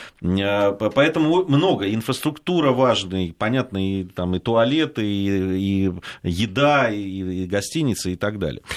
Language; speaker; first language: Russian; native; Russian